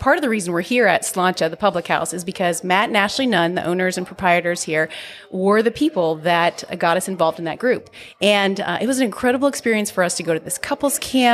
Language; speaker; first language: English; native; English